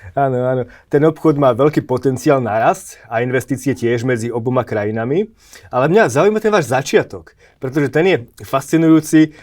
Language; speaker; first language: Slovak; native; Slovak